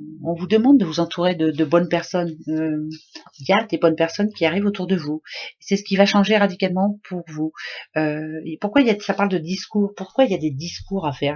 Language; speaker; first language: French; native; French